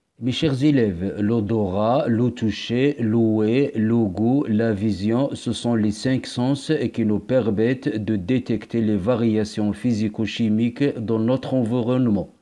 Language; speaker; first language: French; non-native, local second language; Arabic